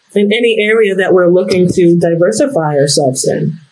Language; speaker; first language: English; native; English